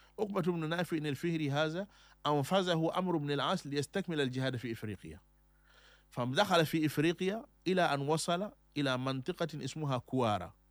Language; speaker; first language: Arabic; non-native, fluent; Fula